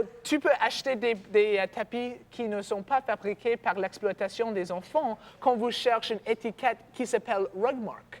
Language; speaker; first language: French; non-native, learner; English